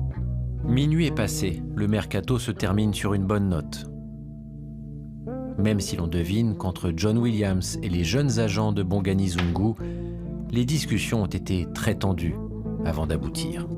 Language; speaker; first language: French; native; French